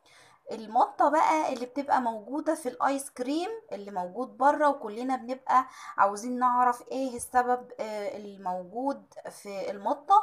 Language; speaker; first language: Arabic; native; Arabic